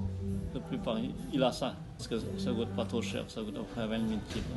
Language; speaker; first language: French; non-native, learner; Lao